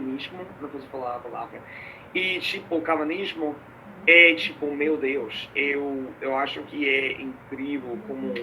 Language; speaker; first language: Portuguese; non-native, fluent; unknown